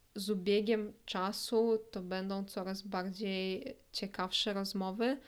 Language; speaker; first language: Polish; non-native, fluent; Russian